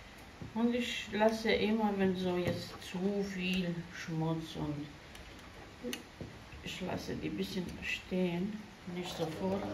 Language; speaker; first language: German; non-native, fluent; Croatian